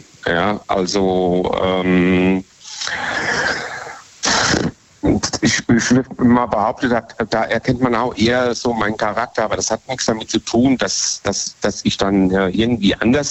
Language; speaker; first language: German; native; German